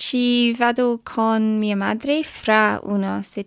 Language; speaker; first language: Italian; non-native, learner; English